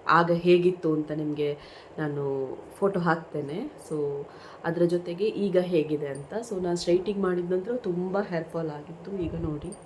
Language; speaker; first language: Kannada; non-native, local second language; Tulu